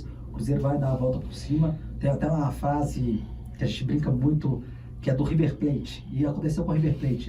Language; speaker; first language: Portuguese; native; Portuguese